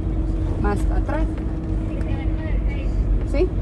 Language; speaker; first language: Spanish; non-native, learner; English